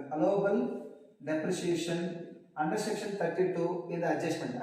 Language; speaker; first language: English; non-native, local second language; Kannada